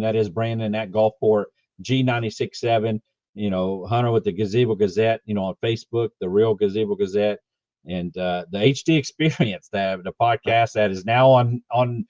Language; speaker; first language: English; native; English